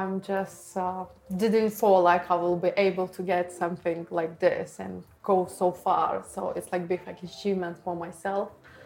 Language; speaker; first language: English; non-native, learner; Lithuanian